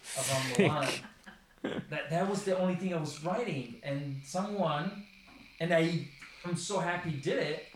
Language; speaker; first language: English; non-native, fluent; Italian